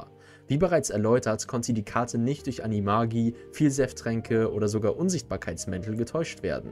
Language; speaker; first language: German; native; German